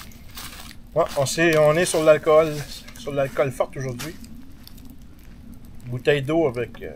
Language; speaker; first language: French; native; French